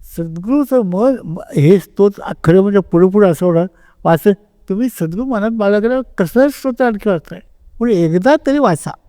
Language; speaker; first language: Marathi; native; Marathi